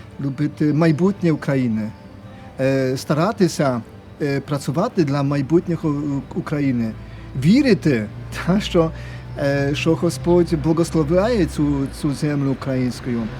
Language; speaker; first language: Ukrainian; non-native, fluent; Polish